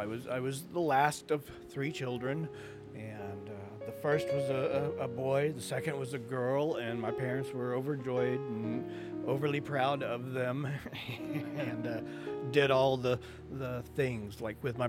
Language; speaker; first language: English; native; English